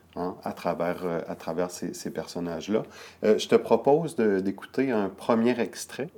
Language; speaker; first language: French; native; French